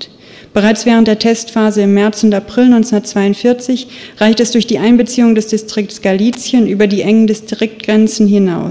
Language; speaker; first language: German; native; German